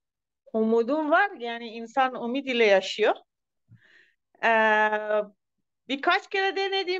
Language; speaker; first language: Turkish; non-native, learner; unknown